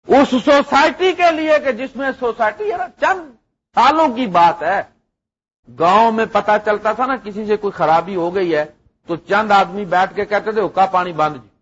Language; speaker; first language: Urdu; non-native, local second language; Punjabi